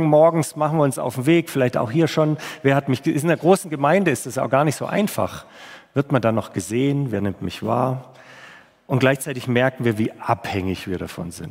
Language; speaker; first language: German; native; German